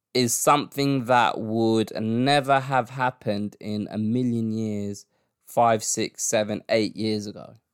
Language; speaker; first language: English; native; English